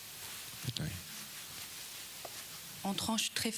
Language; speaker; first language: French; non-native, learner; Chinese